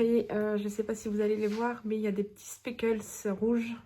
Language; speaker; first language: French; native; French